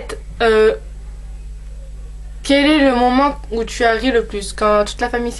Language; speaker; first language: French; native; French